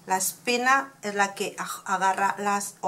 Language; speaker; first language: Spanish; early bilingual, heritage; Spanish